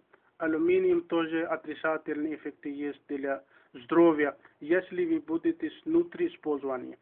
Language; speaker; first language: Russian; non-native, learner; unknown